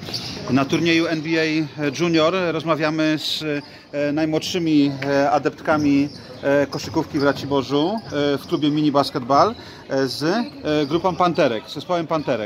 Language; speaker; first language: Polish; native; Polish